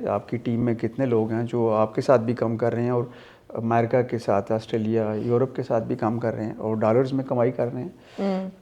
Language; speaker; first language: Urdu; non-native, local second language; Punjabi